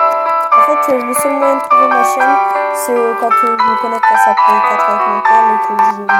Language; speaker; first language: French; native; French